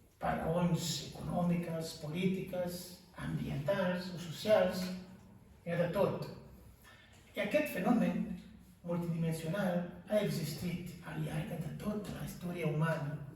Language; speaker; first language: Catalan; non-native, fluent; Kinyarwanda